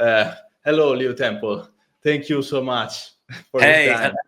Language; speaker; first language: English; non-native, learner; Italian